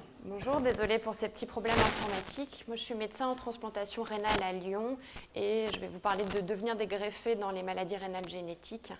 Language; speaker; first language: French; native; French